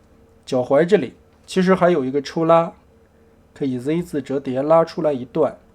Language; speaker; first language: Chinese; native; Chinese